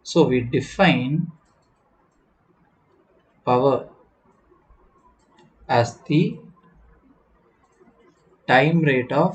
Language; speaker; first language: English; non-native, local second language; Tamil